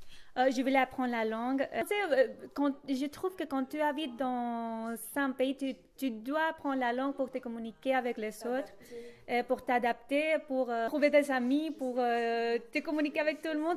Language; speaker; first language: French; non-native, fluent; Spanish